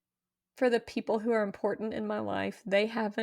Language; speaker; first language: English; native; English